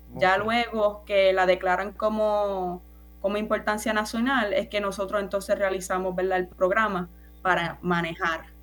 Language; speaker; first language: Spanish; native; Spanish